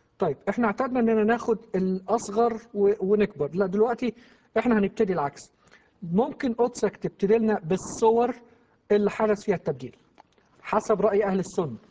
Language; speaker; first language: Arabic; native; Arabic